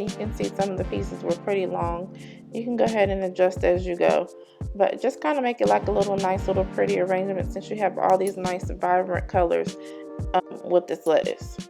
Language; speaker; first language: English; native; English